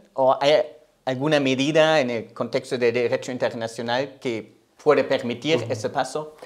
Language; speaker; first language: Spanish; non-native, fluent; German